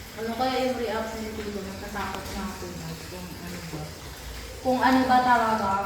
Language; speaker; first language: Filipino; non-native, local second language; Cebuano